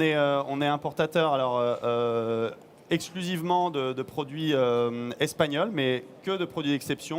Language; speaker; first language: French; native; French